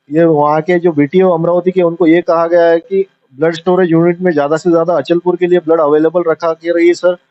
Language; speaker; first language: Hindi; non-native, local second language; Marathi